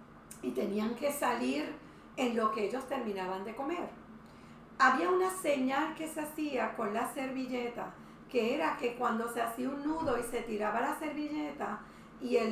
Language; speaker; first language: Spanish; native; Spanish